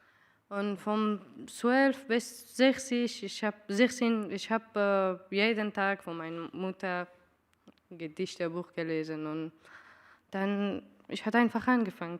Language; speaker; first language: German; non-native, learner; Persian